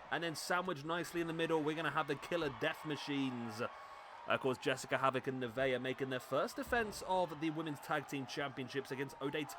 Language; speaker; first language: English; native; English